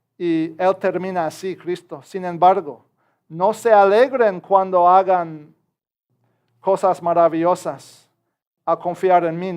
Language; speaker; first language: Spanish; non-native, fluent; English